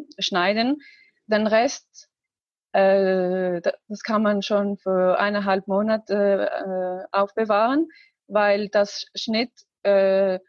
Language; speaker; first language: German; non-native, learner; Arabic